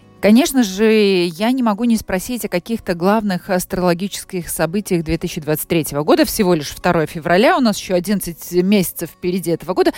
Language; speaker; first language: Russian; native; Russian